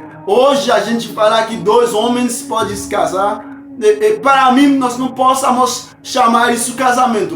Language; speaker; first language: Portuguese; non-native, fluent; Haitian Creole